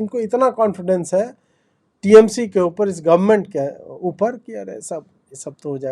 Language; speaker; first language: Hindi; native; Hindi